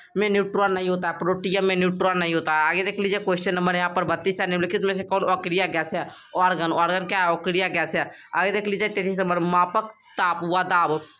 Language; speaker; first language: Hindi; native; Hindi